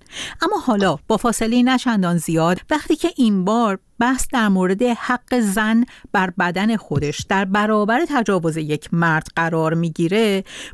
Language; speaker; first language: Persian; native; Persian